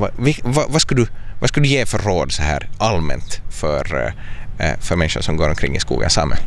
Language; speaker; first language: Swedish; native; Swedish